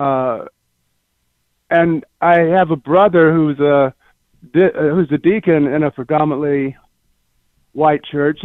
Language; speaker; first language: English; native; English